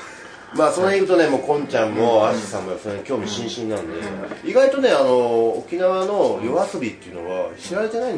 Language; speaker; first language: Japanese; native; Japanese